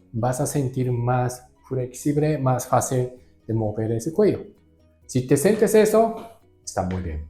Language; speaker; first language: Spanish; non-native, learner; Japanese